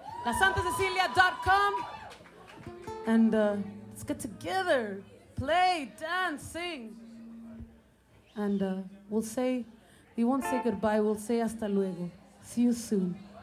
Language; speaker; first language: English; early bilingual, other home language; Spanish